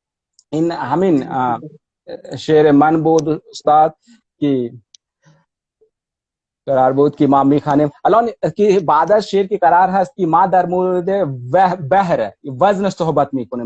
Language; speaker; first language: Persian; non-native, learner; Hindi